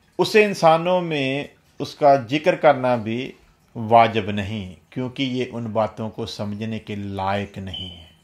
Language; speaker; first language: Hindi; non-native, local second language; Punjabi